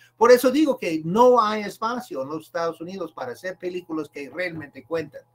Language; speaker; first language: Spanish; non-native, fluent; English